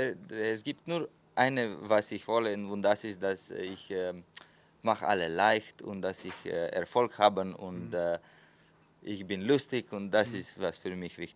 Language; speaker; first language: German; non-native, fluent; Slovenian